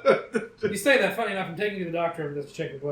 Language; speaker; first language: English; native; English